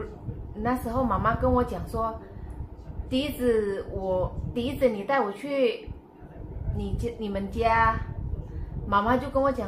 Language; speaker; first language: Chinese; non-native, fluent; Indonesian